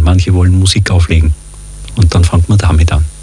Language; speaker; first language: German; native; German